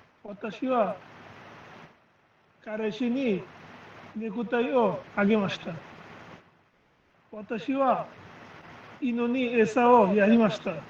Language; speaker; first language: Japanese; non-native, learner; Bangla